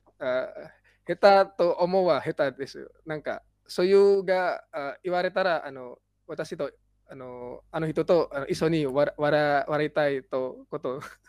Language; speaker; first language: Japanese; non-native, learner; Indonesian